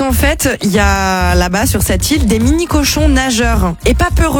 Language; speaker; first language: French; native; French